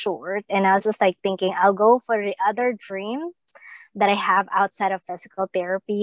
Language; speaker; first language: English; non-native, local second language; Filipino